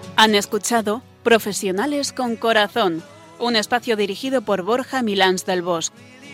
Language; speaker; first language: Spanish; native; Spanish